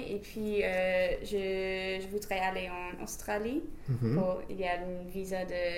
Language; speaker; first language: French; non-native, fluent; English